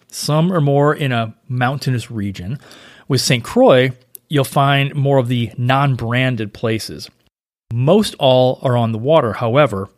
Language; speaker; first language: English; native; English